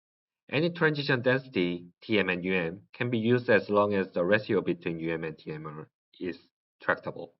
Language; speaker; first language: English; non-native, learner; Korean